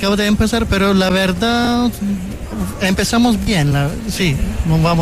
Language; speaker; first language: Spanish; non-native, fluent; Turkish